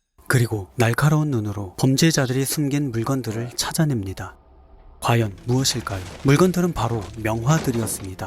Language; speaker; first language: Korean; native; Korean